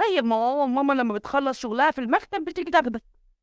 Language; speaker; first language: Arabic; native; Arabic